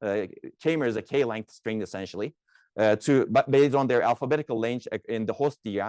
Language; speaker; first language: English; non-native, fluent; Turkish